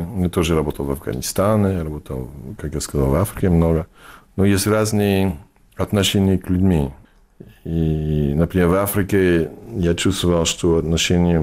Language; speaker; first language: Russian; non-native, fluent; English